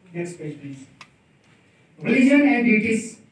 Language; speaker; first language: Hindi; native; Hindi